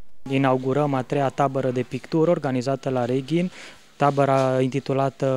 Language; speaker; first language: Romanian; native; Romanian